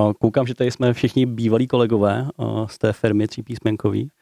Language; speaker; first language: Czech; native; Czech